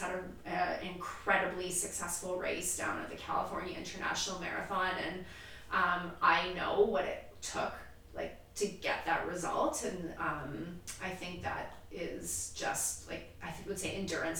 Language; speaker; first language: English; native; English